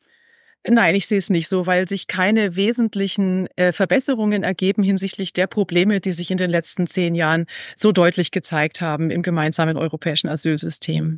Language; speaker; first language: German; native; German